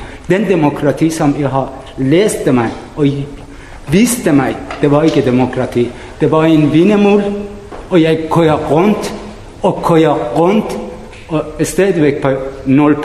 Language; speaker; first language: Danish; non-native, learner; Persian